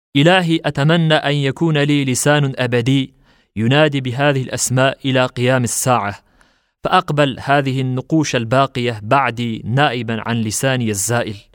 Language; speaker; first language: Arabic; non-native, fluent; Turkish